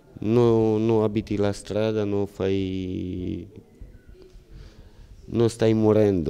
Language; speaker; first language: Italian; non-native, learner; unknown